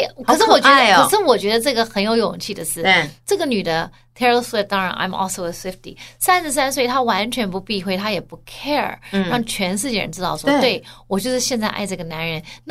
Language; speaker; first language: Chinese; early bilingual, heritage; Chinese